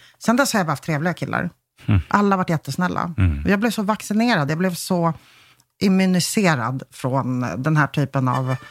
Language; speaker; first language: Swedish; early bilingual, other home language; Polish